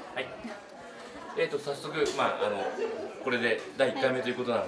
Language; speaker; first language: Japanese; native; Japanese